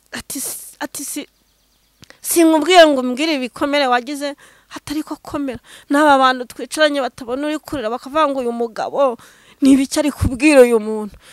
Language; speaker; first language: Kinyarwanda; native; Kinyarwanda